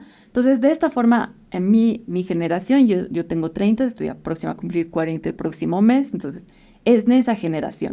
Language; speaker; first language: Spanish; native; Spanish